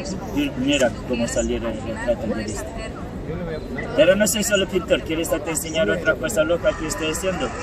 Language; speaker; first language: Spanish; non-native, learner; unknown